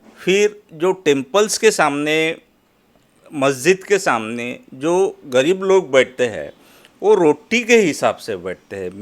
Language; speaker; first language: Hindi; non-native, local second language; Marathi